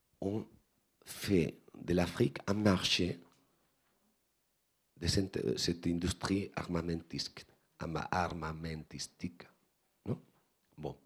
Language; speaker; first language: French; non-native, learner; Spanish